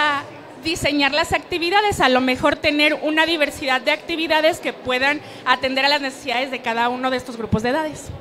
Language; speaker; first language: Spanish; native; Spanish